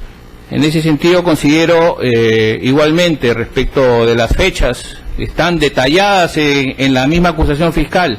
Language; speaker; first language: Spanish; native; Spanish